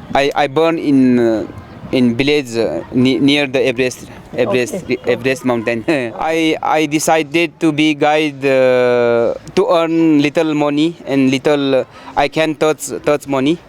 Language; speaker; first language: English; non-native, learner; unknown